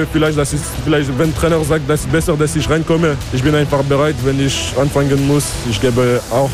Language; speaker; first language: German; non-native, local second language; French